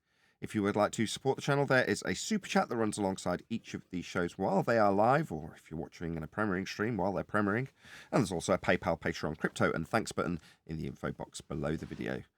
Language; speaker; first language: English; native; English